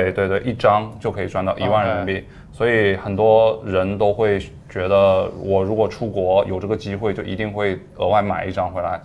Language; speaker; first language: Chinese; native; Chinese